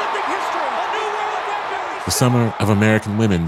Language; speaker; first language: English; native; English